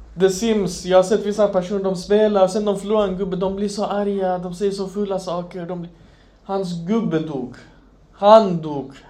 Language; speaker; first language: Swedish; non-native, fluent; Arabic